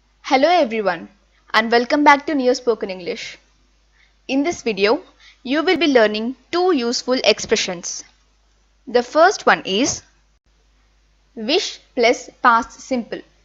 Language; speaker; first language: English; non-native, local second language; Telugu